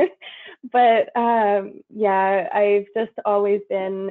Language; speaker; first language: English; native; English